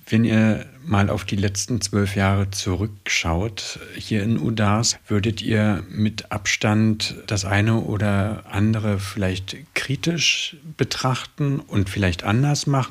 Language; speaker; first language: German; native; German